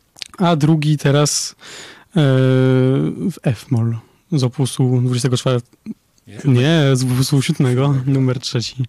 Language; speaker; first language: Polish; early bilingual, heritage; Polish